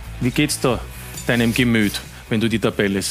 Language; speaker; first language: German; native; German